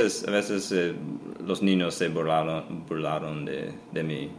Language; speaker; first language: Spanish; non-native, fluent; English